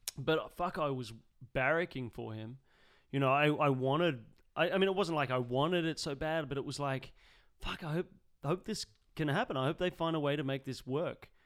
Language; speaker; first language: English; native; English